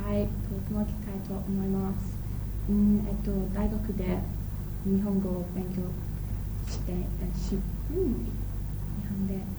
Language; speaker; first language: Japanese; non-native, learner; English